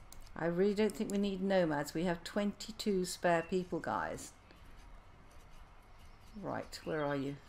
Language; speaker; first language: English; native; English